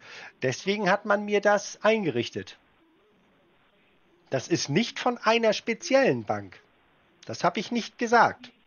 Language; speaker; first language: German; native; German